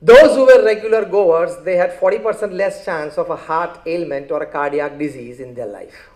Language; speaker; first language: English; non-native, local second language; Gujarati